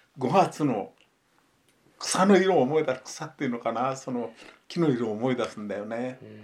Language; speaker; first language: Japanese; native; Japanese